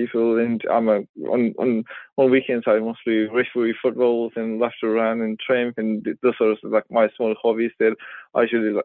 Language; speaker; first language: English; non-native, local second language; Persian